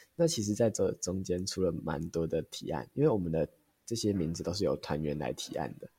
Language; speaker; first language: Chinese; native; Chinese